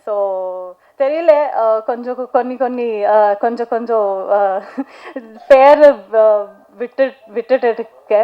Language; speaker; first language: Tamil; non-native, learner; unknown